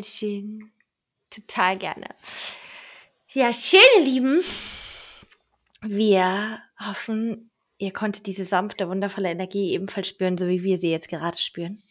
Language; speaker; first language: German; native; German